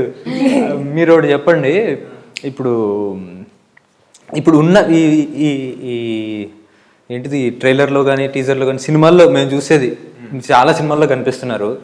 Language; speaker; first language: Telugu; native; Telugu